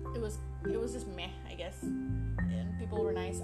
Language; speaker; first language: English; early bilingual, other home language; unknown